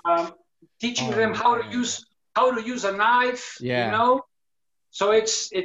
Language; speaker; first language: English; non-native, fluent; Spanish